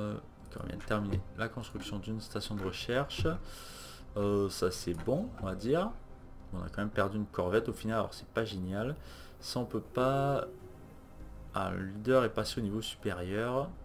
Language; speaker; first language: French; native; French